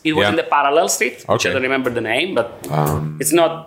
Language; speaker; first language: English; non-native, learner; Italian